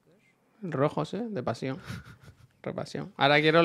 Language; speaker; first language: Spanish; native; Spanish